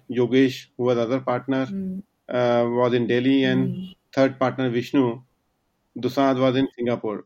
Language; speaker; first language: English; non-native, local second language; Hindi